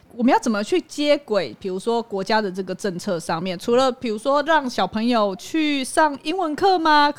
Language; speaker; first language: Chinese; native; Chinese